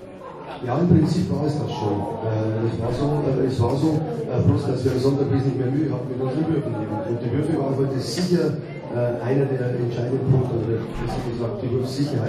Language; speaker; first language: German; native; German